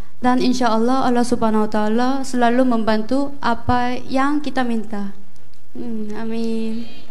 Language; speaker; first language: Indonesian; non-native, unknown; Korean